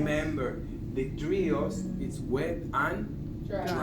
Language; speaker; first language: English; non-native, learner; Spanish